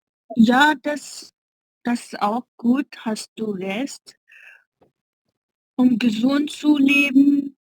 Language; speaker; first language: German; non-native, learner; Hindi